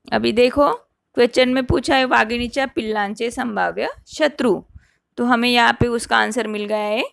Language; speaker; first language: Hindi; non-native, local second language; Marathi